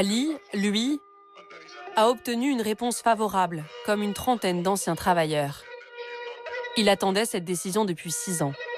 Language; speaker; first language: French; native; French